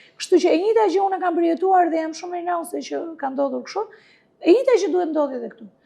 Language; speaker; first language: Albanian; non-native, local second language; Greek